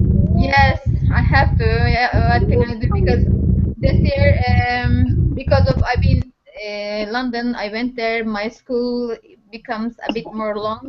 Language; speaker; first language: English; non-native, learner; Turkish